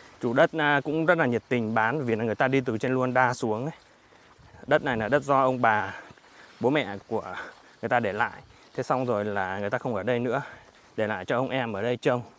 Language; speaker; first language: Vietnamese; native; Vietnamese